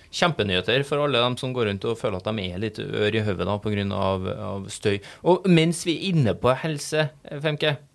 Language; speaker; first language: Norwegian; native; Norwegian